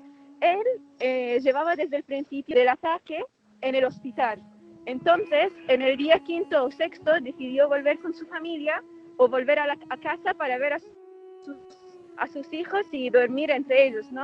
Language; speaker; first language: Spanish; non-native, fluent; Arabic